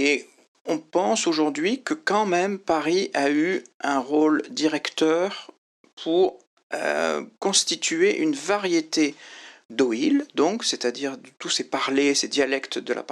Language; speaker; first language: French; native; French